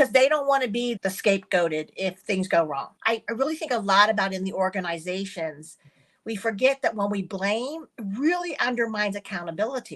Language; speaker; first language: English; early bilingual, other home language; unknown